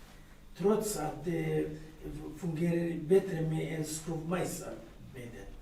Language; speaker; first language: Swedish; non-native, learner; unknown